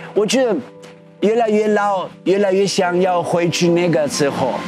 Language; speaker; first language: Chinese; non-native, learner; Spanish